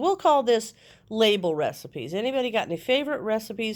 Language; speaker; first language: English; native; English